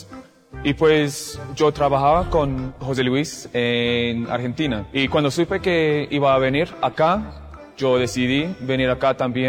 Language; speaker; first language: Spanish; non-native, fluent; English